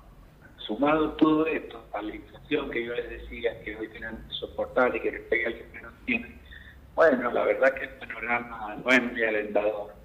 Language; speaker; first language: Spanish; native; Spanish